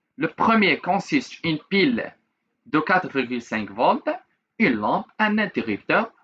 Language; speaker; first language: French; non-native, local second language; Arabic